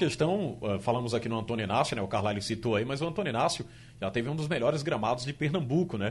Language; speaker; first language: Portuguese; native; Portuguese